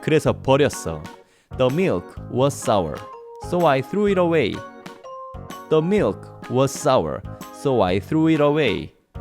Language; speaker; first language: English; non-native, fluent; Korean